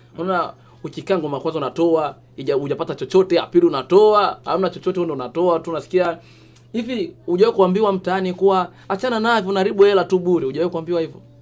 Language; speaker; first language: Swahili; native; Swahili